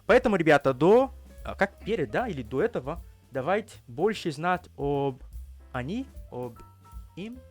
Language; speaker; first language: Russian; non-native, learner; Portuguese